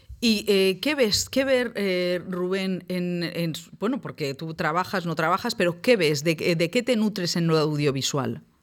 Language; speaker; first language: Spanish; native; Spanish